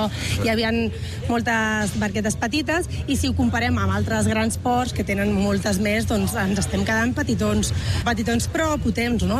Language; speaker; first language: Catalan; native; Catalan